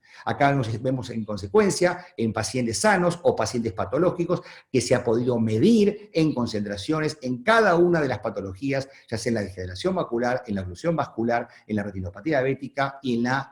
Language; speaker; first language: Spanish; native; Spanish